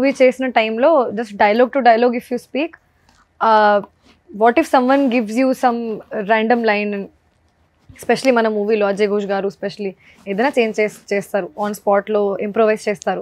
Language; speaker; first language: Telugu; non-native, fluent; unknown